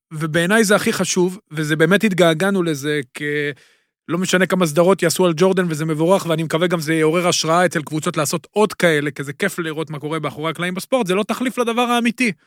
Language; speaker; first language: Hebrew; native; Hebrew